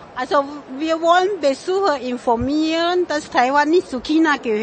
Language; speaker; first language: German; non-native, fluent; Min Nan Chinese